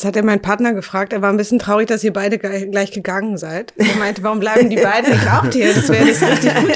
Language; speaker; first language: German; native; German